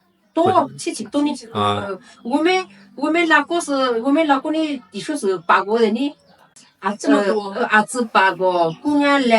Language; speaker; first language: Chinese; non-native, local second language; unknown